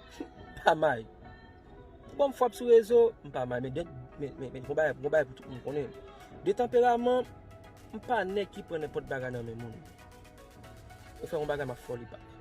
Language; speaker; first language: French; non-native, local second language; Haitian Creole